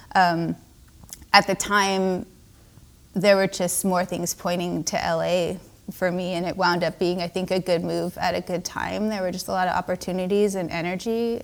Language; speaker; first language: English; native; English